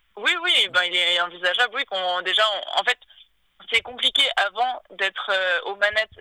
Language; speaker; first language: French; native; French